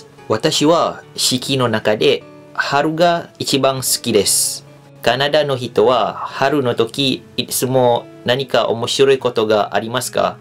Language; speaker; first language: Japanese; non-native, fluent; Malay